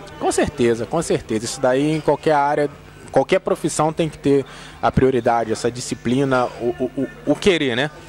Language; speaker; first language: Portuguese; native; Portuguese